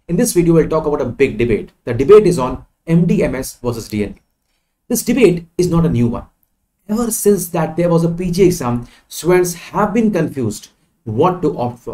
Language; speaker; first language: English; non-native, local second language; Hindi